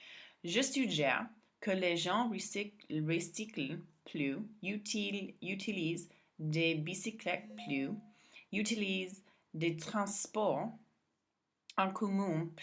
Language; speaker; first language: French; non-native, learner; English